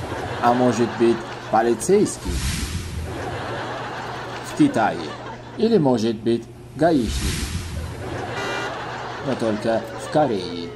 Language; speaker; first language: Russian; non-native, local second language; Uzbek